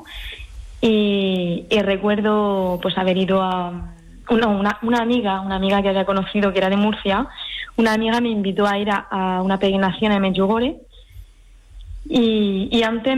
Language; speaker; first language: Spanish; early bilingual, heritage; French